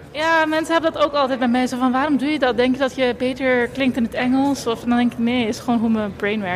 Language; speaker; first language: Dutch; non-native, local second language; Papiamento